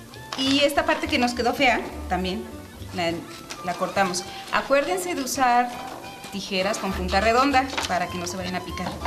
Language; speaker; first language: Spanish; native; Spanish